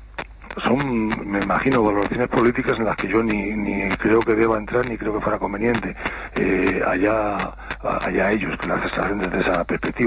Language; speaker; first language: Spanish; native; Spanish